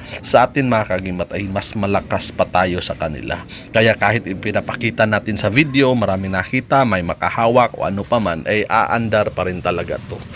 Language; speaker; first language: Filipino; native; Filipino